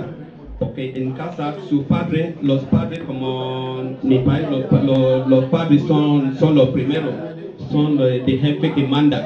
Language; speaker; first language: Spanish; non-native, learner; Bini